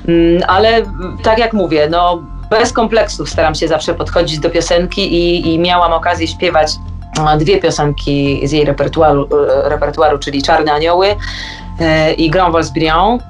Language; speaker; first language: Polish; native; Polish